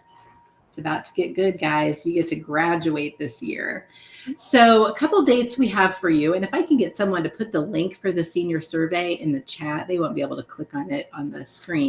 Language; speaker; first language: English; native; English